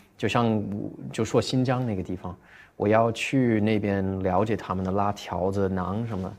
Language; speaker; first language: Chinese; non-native, fluent; English